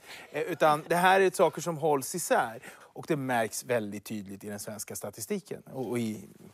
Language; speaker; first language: Swedish; native; Swedish